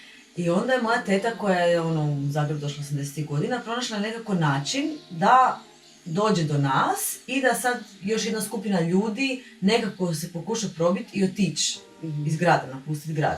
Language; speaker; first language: Bosnian; native; Bosnian